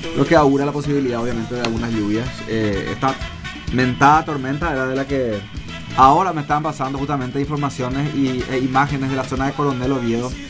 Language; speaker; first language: Spanish; non-native, local second language; Guarani